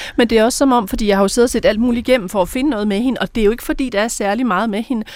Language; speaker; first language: Danish; native; Danish